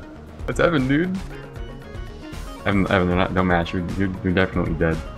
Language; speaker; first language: English; native; English